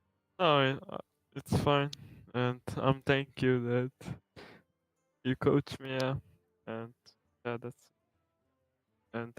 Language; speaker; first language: English; non-native, learner; Slovenian